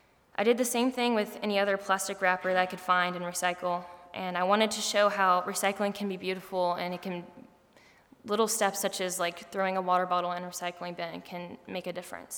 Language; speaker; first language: English; native; English